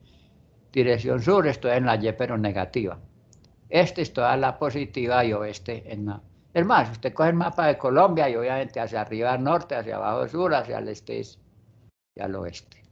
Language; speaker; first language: Spanish; native; Spanish